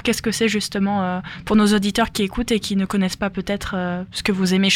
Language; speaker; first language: French; native; French